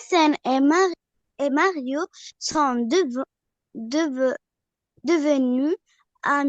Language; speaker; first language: French; non-native, learner; Arabic